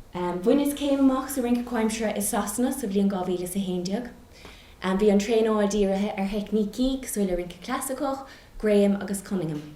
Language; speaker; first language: Irish; non-native, local second language; English